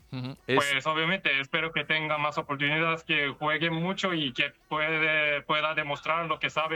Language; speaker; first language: Spanish; non-native, learner; Korean